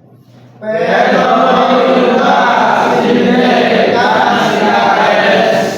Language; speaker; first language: Japanese; non-native, learner; Indonesian